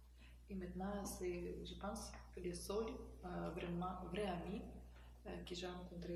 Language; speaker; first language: French; non-native, learner; Russian